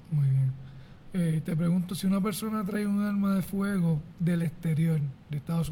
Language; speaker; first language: Spanish; native; Spanish